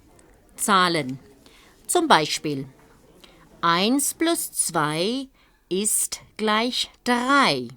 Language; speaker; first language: German; non-native, fluent; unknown